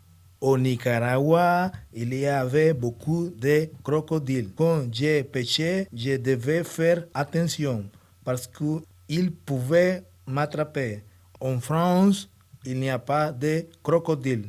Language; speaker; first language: French; non-native, learner; Spanish